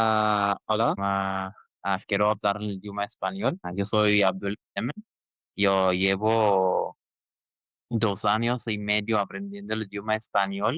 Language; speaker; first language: Spanish; non-native, learner; Arabic